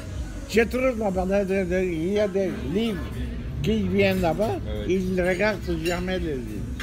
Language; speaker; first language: French; non-native, learner; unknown